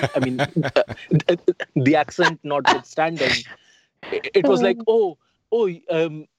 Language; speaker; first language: English; non-native, local second language; Hindi